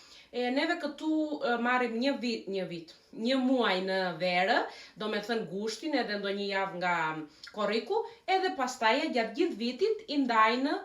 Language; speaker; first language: Albanian; early bilingual, heritage; Albanian